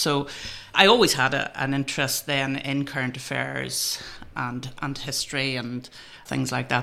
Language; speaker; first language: English; native; English